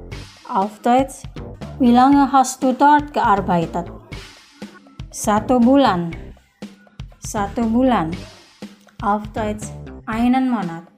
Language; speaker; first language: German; non-native, fluent; Indonesian